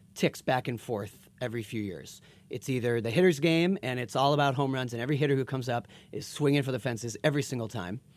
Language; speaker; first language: English; native; English